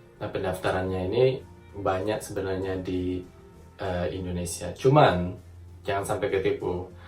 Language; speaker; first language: Indonesian; native; Indonesian